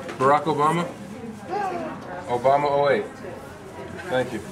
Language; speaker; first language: English; native; English